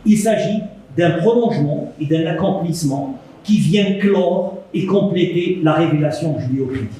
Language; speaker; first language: French; non-native, local second language; Arabic